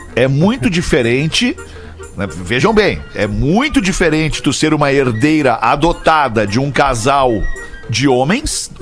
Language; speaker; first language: Portuguese; native; Portuguese